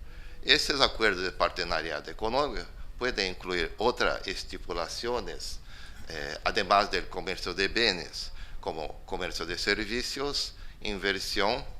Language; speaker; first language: Spanish; non-native, fluent; Portuguese